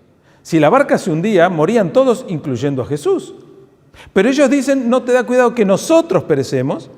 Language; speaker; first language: Spanish; native; Spanish